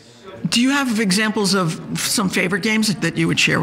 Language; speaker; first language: English; native; English